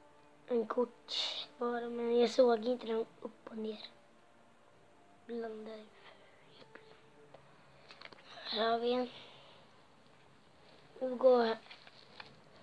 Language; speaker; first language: Swedish; non-native, local second language; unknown